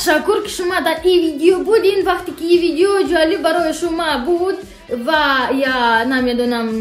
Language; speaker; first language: Persian; non-native, learner; Romanian